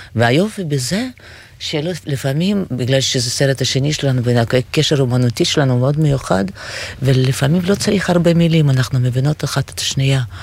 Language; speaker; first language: Hebrew; non-native, fluent; Russian